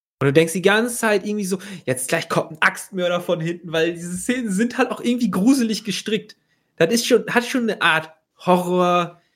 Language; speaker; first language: German; native; German